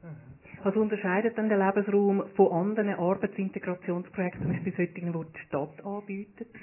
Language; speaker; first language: German; native; German